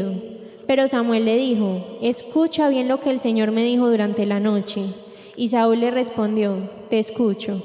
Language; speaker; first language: Spanish; native; Spanish